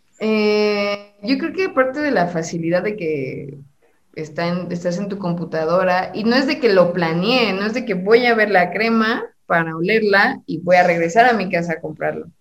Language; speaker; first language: Spanish; native; Spanish